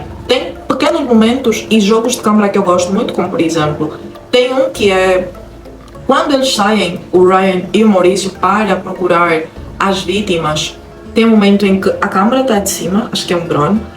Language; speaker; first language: Portuguese; native; Portuguese